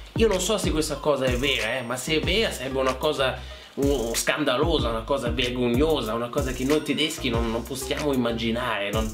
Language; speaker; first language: Italian; non-native, fluent; German